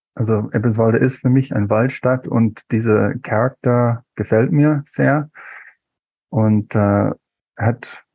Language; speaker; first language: German; non-native, fluent; English